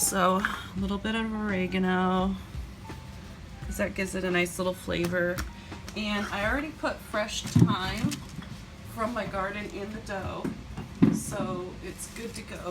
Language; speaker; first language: English; native; English